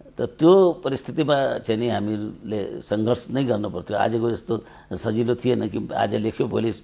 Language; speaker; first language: Nepali; native; Nepali